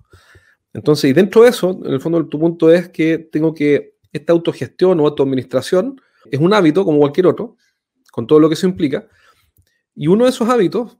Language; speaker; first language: Spanish; native; Spanish